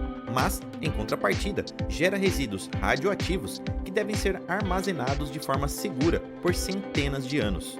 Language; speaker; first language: Portuguese; native; Portuguese